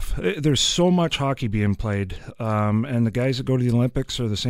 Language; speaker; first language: English; native; English